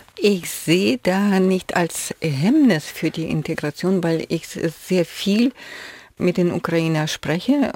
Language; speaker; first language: German; non-native, fluent; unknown